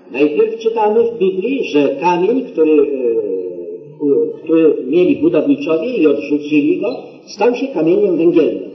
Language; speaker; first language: Polish; native; Polish